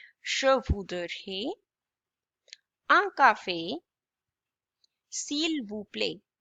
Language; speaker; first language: French; non-native, fluent; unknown